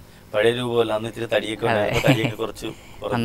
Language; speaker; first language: Malayalam; native; Malayalam